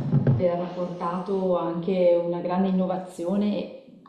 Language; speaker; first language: Italian; native; Italian